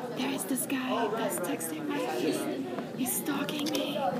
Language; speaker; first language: English; non-native, fluent; Spanish